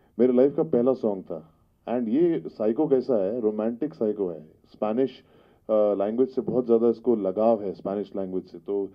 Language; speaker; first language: Hindi; native; Hindi